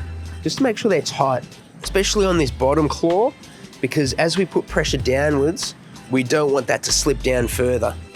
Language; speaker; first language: English; native; English